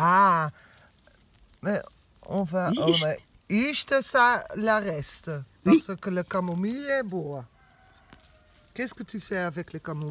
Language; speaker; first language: French; non-native, learner; Dutch